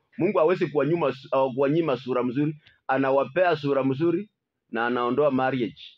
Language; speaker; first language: Swahili; non-native, local second language; Luyia